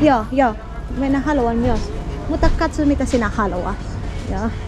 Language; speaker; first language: Finnish; non-native, learner; Filipino